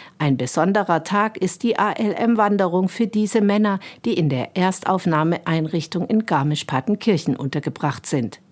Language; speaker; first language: German; native; German